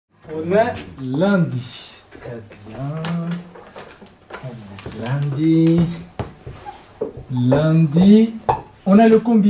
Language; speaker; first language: French; non-native, fluent; Kurdish